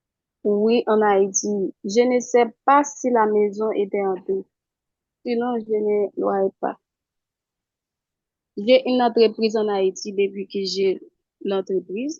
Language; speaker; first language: French; non-native, local second language; Haitian Creole